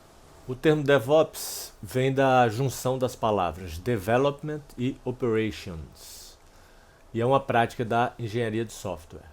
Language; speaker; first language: Portuguese; native; Portuguese